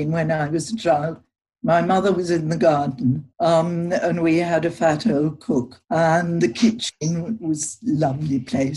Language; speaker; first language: English; native; English